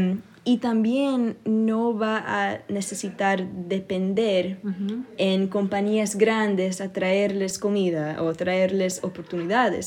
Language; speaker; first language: Spanish; early bilingual, other home language; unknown